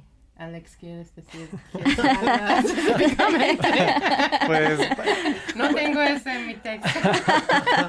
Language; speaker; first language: Spanish; non-native, learner; Persian